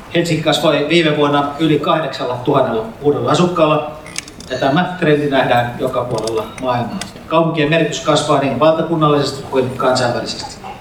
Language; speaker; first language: Finnish; native; Finnish